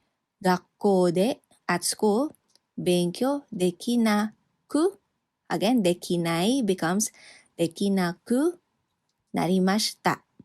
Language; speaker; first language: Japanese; non-native, fluent; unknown